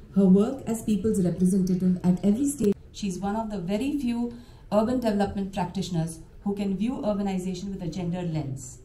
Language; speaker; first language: English; non-native, local second language; Marathi